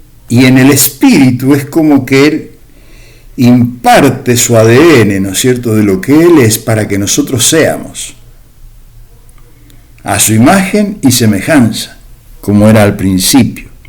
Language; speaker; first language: Spanish; native; Spanish